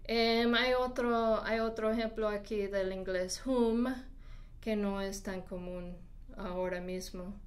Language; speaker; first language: Spanish; non-native, fluent; English